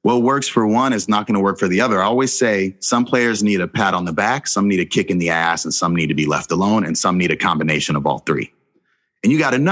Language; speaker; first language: English; native; English